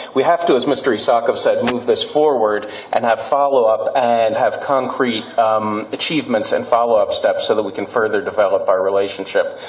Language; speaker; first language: English; native; English